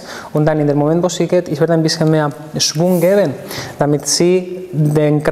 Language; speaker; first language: German; non-native, fluent; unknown